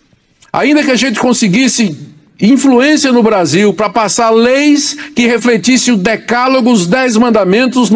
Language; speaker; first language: Portuguese; native; Portuguese